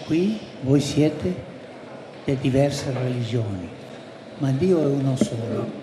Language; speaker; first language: Italian; early bilingual, heritage; Spanish